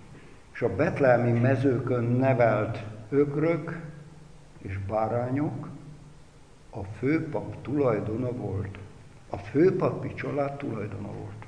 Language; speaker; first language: Hungarian; native; Hungarian